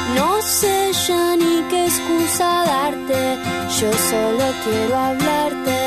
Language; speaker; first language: Spanish; native; Spanish